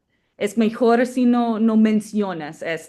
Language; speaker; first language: Spanish; non-native, fluent; English